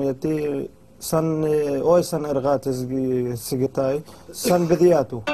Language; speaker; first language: Greek; non-native, learner; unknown